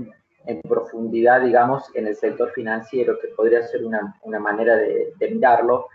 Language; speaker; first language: Spanish; native; Spanish